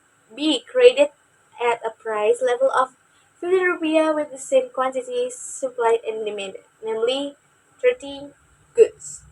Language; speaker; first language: English; non-native, learner; Indonesian